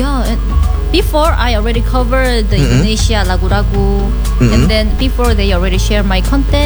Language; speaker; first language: English; non-native, learner; Korean